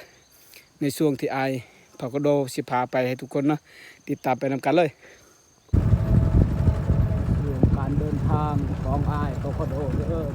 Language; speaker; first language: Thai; non-native, local second language; Northeastern Thai